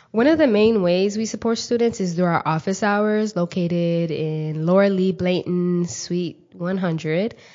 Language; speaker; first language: English; early bilingual, other home language; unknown